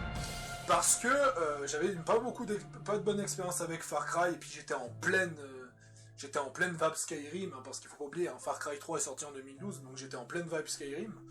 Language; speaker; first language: French; native; French